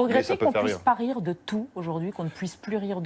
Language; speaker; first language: French; native; French